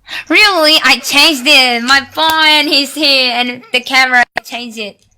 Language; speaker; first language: English; non-native, learner; Korean